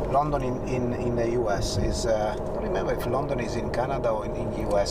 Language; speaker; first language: English; non-native, learner; Italian